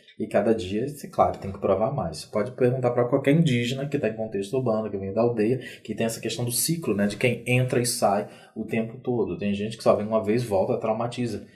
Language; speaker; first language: Portuguese; native; Portuguese